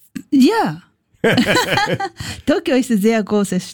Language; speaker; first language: German; non-native, learner; Japanese